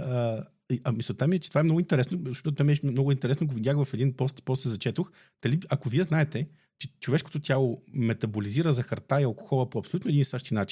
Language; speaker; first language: Bulgarian; native; Bulgarian